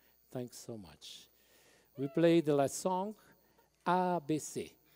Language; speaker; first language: English; non-native, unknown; Portuguese